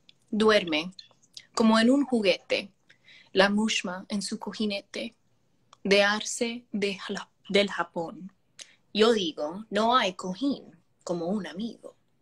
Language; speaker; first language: Spanish; early bilingual, heritage; Spanish